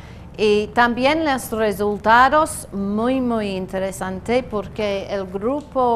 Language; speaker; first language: Spanish; non-native, learner; English